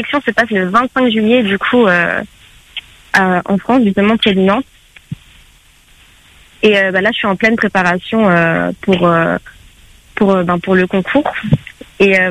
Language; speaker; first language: French; native; French